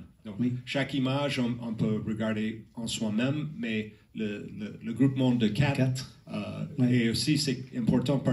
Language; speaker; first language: French; non-native, learner; English